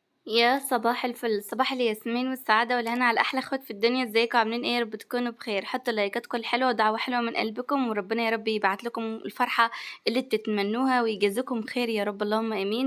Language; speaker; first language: Arabic; native; Arabic